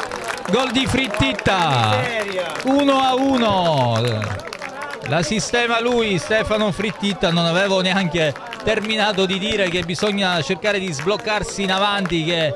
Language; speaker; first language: Italian; native; Italian